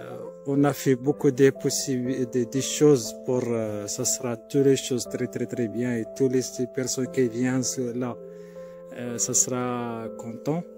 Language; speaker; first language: French; non-native, learner; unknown